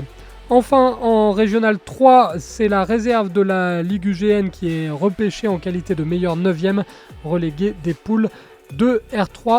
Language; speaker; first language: French; native; French